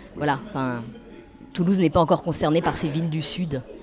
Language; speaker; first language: French; native; French